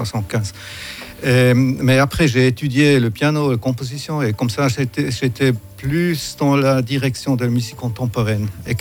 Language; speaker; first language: French; non-native, fluent; German